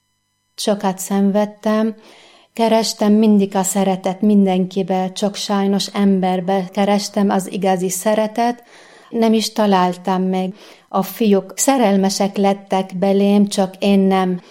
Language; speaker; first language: Hungarian; non-native, fluent; Arabic